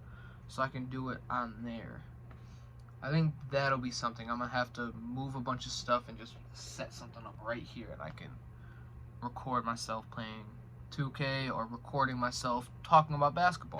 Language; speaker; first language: English; native; English